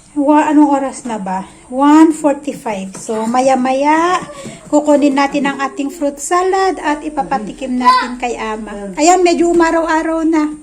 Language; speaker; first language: Filipino; native; Filipino